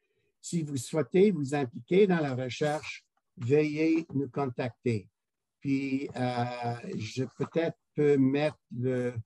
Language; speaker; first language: French; non-native, local second language; English